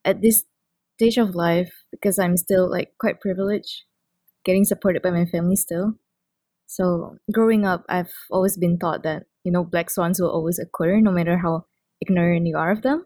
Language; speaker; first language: English; non-native, local second language; Malay